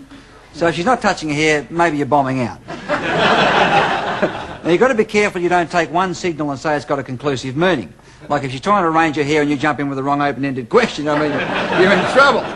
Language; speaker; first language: English; native; English